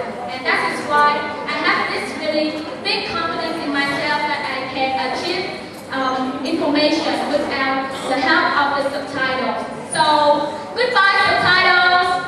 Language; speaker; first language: English; non-native, learner; Vietnamese